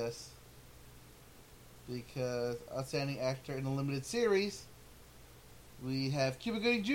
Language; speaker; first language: English; native; English